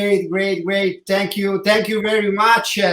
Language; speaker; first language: English; non-native, learner; Italian